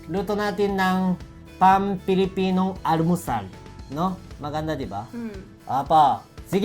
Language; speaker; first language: Filipino; non-native, learner; Japanese